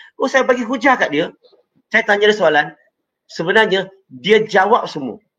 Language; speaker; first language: Malay; non-native, local second language; Chinese